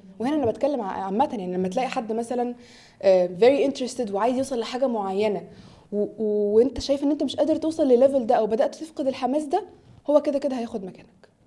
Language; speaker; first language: Egyptian Arabic; early bilingual, heritage; Arabic